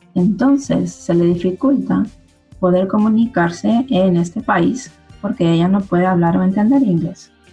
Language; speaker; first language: Spanish; early bilingual, other home language; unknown